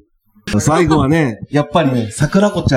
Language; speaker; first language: Japanese; native; Japanese